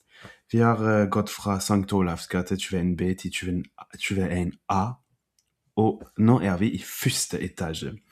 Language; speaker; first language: Norwegian; non-native, fluent; French